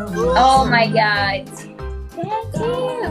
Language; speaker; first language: English; non-native, learner; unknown